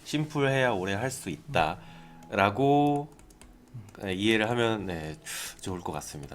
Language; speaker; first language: Korean; native; Korean